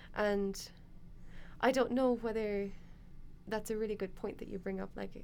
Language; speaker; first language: English; native; English